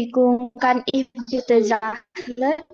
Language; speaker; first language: German; non-native, learner; Indonesian